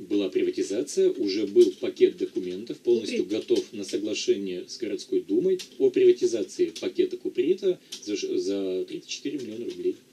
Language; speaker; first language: Russian; native; Russian